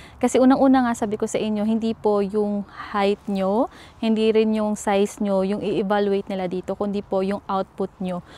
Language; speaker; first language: Filipino; native; Filipino